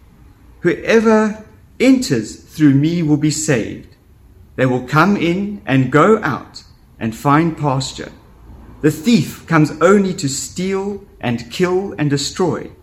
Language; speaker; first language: English; native; English